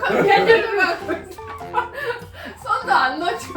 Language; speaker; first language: Korean; non-native, fluent; Russian